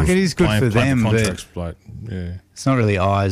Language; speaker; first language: English; native; English